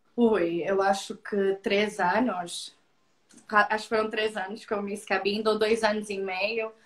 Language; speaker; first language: Portuguese; native; Portuguese